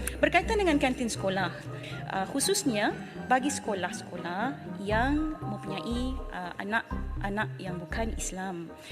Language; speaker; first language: Malay; native; Malay